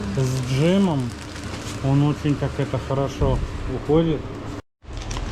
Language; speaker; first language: Russian; native; Russian